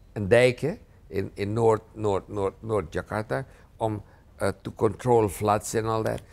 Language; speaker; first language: English; non-native, fluent; Indonesian